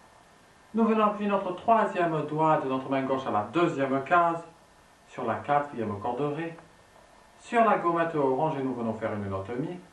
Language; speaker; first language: French; native; French